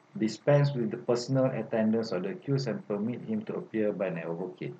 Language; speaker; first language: English; non-native, local second language; Malay